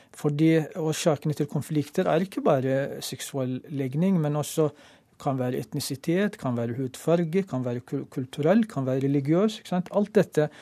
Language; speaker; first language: Norwegian; non-native, fluent; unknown